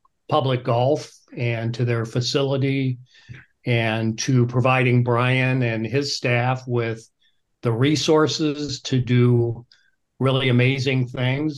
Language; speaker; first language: English; native; English